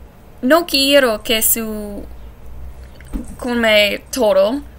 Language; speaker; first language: Spanish; non-native, learner; English